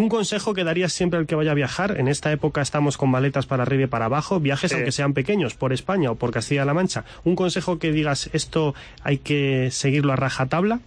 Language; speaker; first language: Spanish; native; Spanish